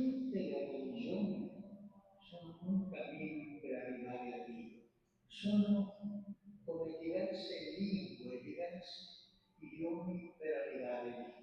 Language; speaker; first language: Italian; non-native, fluent; Spanish